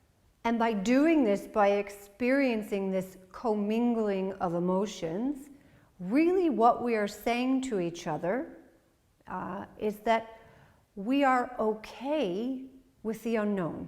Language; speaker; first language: English; native; English